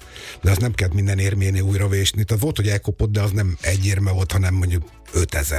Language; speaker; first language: Hungarian; native; Hungarian